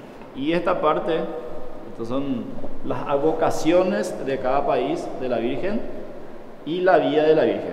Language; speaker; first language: Spanish; native; Spanish